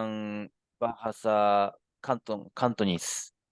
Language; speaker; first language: Indonesian; non-native, learner; Japanese